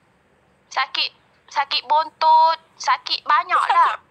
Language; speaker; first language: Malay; non-native, learner; Vietnamese